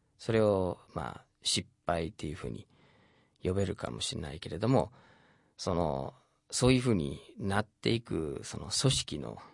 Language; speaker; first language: Japanese; non-native, fluent; English